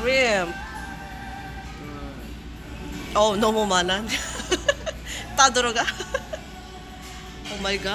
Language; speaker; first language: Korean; non-native, learner; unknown